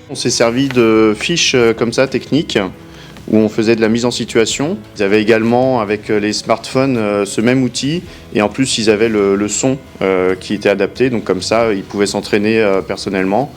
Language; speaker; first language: French; native; French